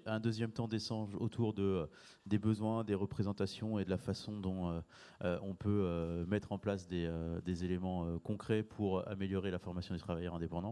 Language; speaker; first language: French; native; French